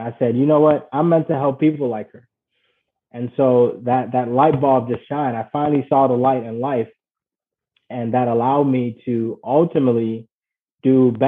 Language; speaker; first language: English; early bilingual, other home language; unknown